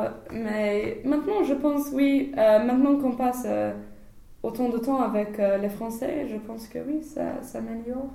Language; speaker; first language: French; non-native, learner; English